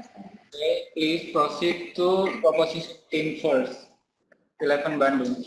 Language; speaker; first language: English; non-native, learner; Indonesian